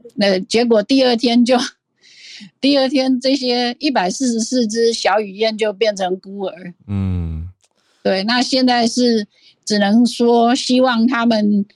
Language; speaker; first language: Chinese; non-native, local second language; Min Nan Chinese